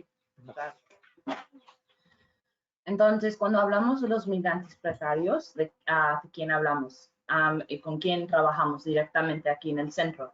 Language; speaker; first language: Spanish; non-native, fluent; English